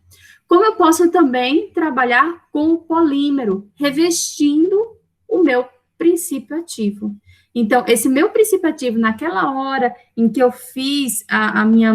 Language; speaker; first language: Portuguese; native; Portuguese